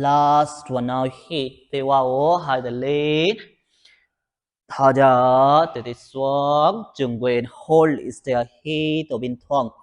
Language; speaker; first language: Vietnamese; non-native, learner; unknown